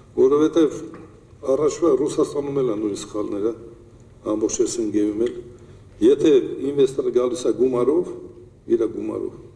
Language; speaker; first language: Armenian; native; Armenian